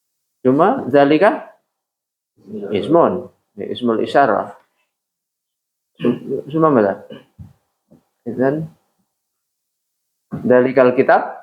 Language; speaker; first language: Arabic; non-native, fluent; Indonesian